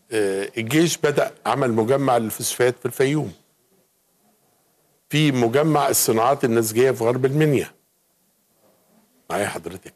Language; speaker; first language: Arabic; native; Arabic